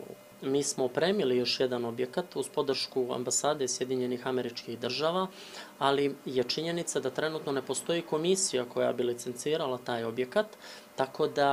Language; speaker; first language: Serbian; native; Serbian